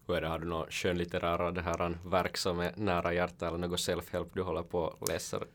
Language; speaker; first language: Swedish; native; Swedish